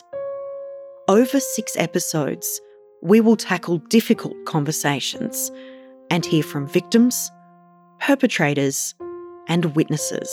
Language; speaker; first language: English; native; English